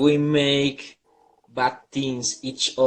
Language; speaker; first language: English; non-native, learner; Spanish